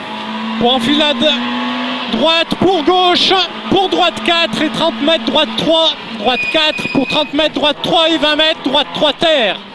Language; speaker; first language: French; native; French